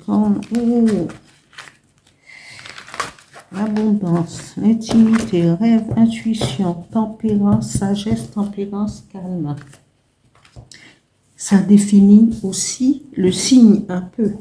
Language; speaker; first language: French; native; French